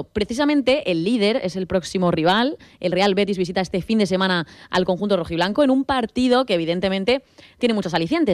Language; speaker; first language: Spanish; native; Spanish